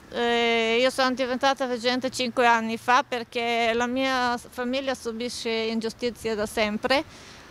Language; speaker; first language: Italian; non-native, fluent; Bulgarian